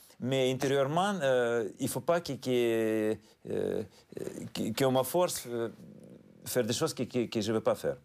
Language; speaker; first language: French; non-native, fluent; Russian